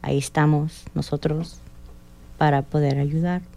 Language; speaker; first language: Spanish; early bilingual, heritage; Spanish